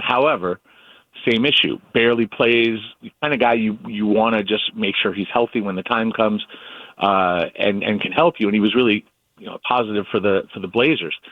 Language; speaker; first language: English; native; English